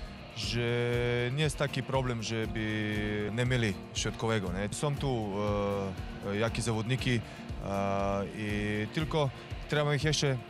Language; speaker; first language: Polish; non-native, learner; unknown